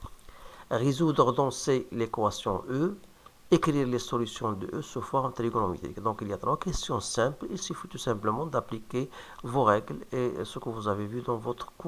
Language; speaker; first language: French; non-native, local second language; Arabic